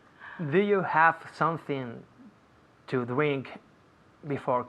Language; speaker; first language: English; non-native, learner; Spanish